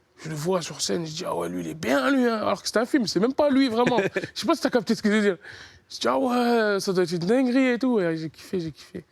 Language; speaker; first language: French; early bilingual, other home language; Lingala